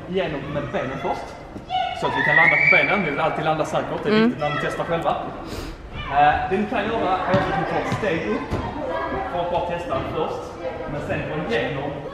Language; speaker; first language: Swedish; native; Swedish